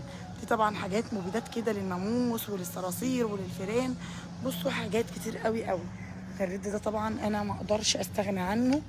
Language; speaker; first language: Arabic; native; Arabic